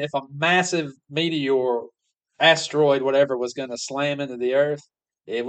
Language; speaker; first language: English; native; English